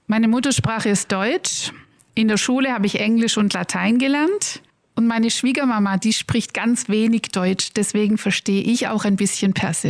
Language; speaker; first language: German; native; German